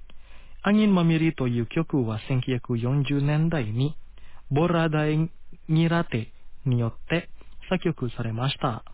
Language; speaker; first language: Japanese; non-native, fluent; Indonesian